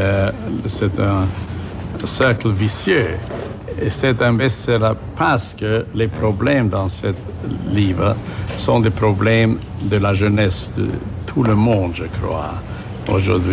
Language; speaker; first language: French; non-native, fluent; German